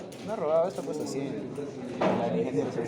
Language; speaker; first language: Spanish; native; Spanish